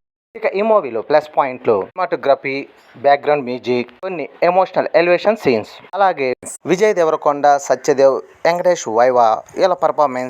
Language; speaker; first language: Telugu; native; Telugu